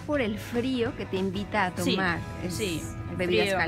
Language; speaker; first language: Spanish; native; Spanish